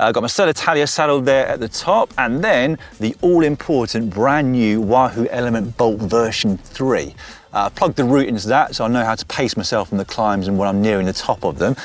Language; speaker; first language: English; native; English